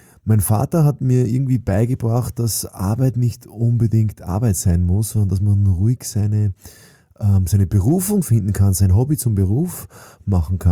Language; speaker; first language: German; native; German